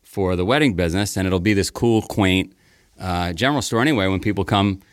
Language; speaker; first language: English; native; English